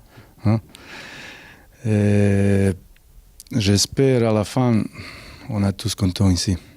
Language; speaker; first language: French; non-native, learner; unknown